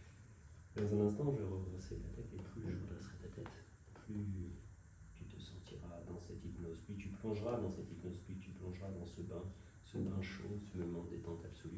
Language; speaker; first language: French; native; French